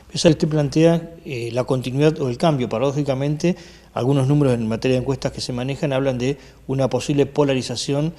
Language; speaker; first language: Spanish; native; Spanish